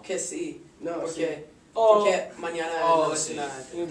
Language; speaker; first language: Spanish; non-native, learner; English